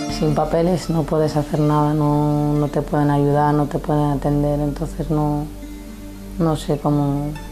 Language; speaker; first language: Spanish; early bilingual, other home language; Arabic